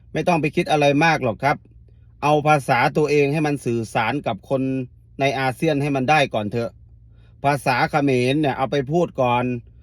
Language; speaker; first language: Thai; native; Thai